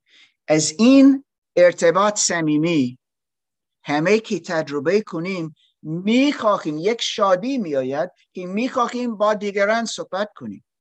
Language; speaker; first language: Persian; non-native, learner; English